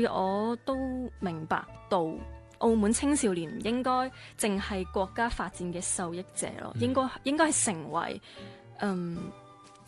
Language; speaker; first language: Cantonese; native; Cantonese